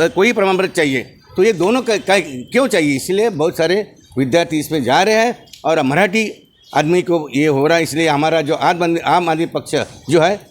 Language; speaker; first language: Hindi; non-native, local second language; Marathi